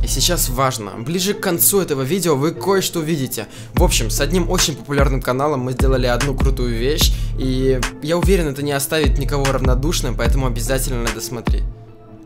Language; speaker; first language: Russian; native; Russian